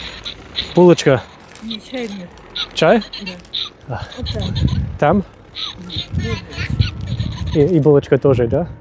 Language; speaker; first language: Russian; non-native, learner; English